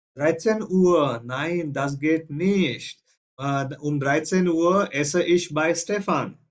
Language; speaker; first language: German; non-native, fluent; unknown